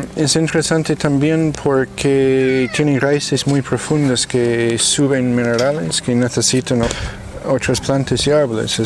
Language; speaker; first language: Spanish; non-native, fluent; English